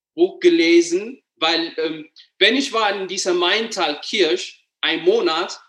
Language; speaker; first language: German; non-native, fluent; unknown